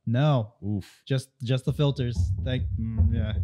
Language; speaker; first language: English; native; English